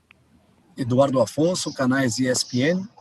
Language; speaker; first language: Portuguese; native; Portuguese